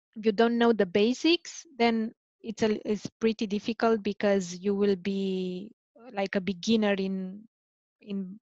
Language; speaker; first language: English; non-native, fluent; Romanian